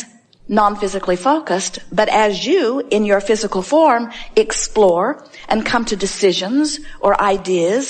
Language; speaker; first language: English; native; English